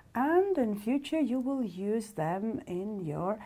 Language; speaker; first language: English; non-native, fluent; Georgian